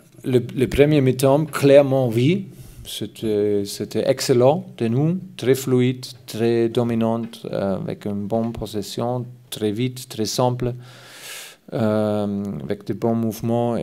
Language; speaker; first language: French; non-native, fluent; German